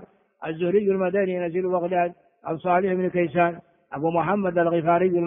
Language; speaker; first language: Arabic; non-native, fluent; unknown